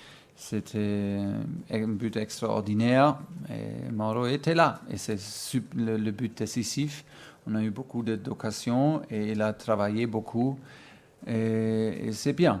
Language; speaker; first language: French; non-native, fluent; German